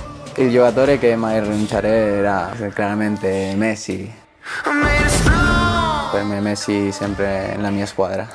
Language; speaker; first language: Italian; non-native, fluent; Spanish